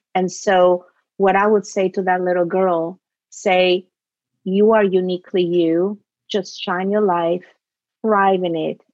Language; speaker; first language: English; early bilingual, other home language; Italian